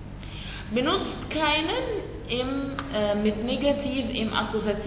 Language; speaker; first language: German; non-native, fluent; Arabic